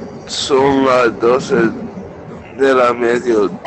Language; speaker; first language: Spanish; non-native, learner; English